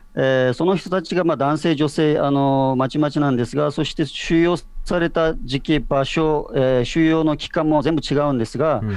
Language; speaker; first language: Japanese; non-native, fluent; Uyghur